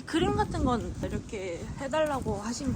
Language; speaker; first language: Korean; native; Korean